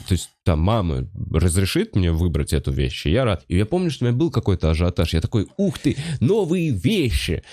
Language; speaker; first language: Russian; native; Russian